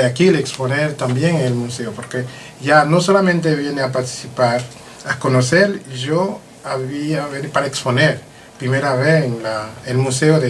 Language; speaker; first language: Spanish; non-native, learner; French